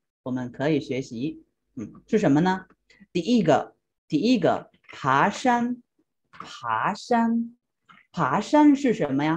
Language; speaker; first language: Chinese; non-native, fluent; Sinhala